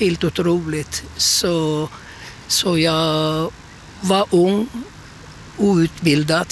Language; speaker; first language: Swedish; non-native, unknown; Turkish